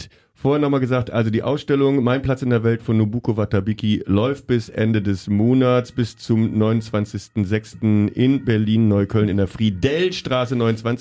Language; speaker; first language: German; native; German